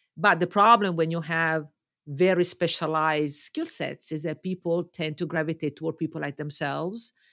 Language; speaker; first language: English; non-native, fluent; Italian